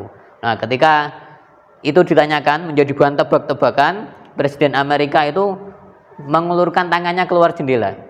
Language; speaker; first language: Indonesian; native; Indonesian